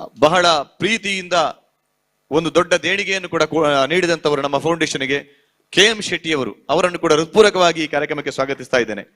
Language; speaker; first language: Kannada; non-native, local second language; Tulu